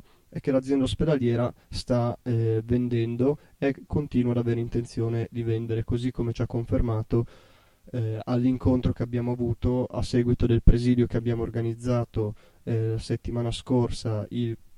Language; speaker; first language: Italian; native; Italian